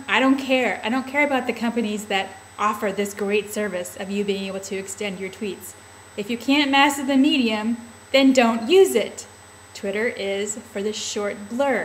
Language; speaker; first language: English; native; English